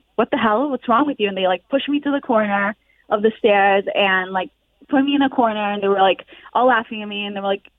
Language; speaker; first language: English; non-native, fluent; Hebrew